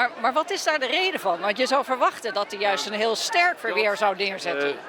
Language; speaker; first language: Dutch; native; Dutch